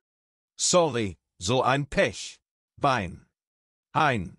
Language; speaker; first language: German; non-native, learner; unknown